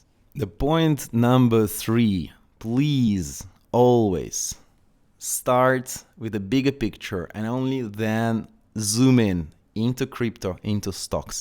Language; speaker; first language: English; non-native, fluent; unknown